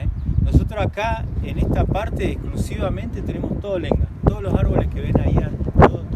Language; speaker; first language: Spanish; native; Spanish